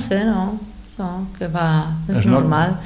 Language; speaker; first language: Catalan; non-native, learner; Spanish